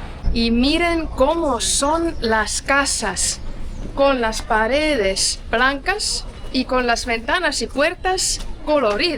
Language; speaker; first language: Spanish; non-native, fluent; Estonian